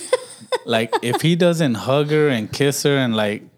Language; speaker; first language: English; native; English